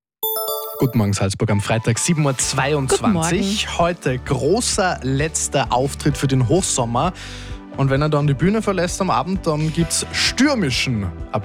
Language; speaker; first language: German; native; German